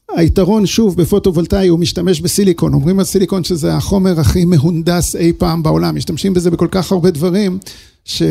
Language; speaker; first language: Hebrew; early bilingual, other home language; English